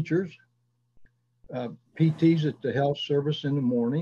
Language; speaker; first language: English; native; English